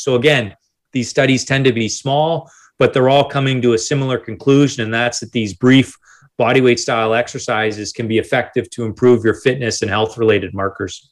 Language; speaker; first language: English; native; English